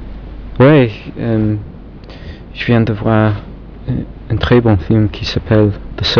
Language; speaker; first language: French; non-native, fluent; English